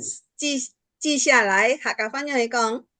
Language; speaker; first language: Chinese; early bilingual, heritage; Chinese